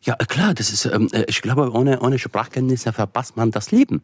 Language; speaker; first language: German; non-native, fluent; Arabic